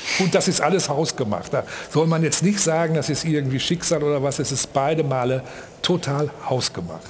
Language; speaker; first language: German; native; German